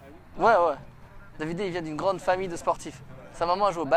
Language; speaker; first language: French; native; French